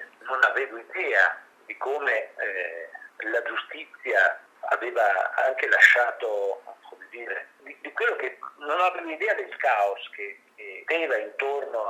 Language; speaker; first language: Italian; native; Italian